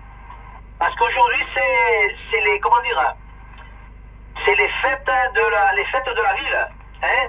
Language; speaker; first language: French; early bilingual, other home language; Spanish